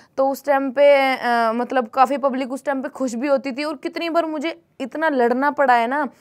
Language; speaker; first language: Hindi; native; Hindi